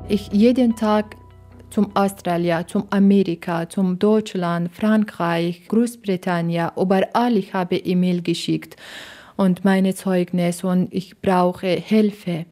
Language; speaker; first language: German; non-native, learner; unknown